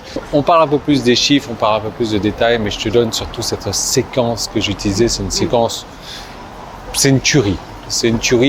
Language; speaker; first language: French; native; French